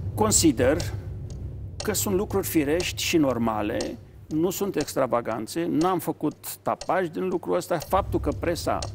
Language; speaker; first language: Romanian; native; Romanian